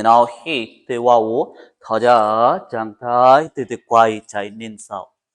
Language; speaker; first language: Vietnamese; non-native, learner; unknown